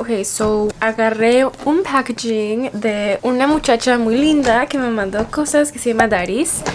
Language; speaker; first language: Spanish; early bilingual, heritage; Spanish